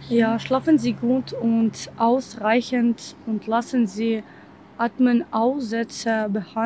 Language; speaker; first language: German; non-native, learner; Ukrainian